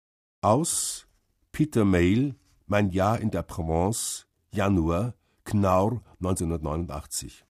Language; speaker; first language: German; native; German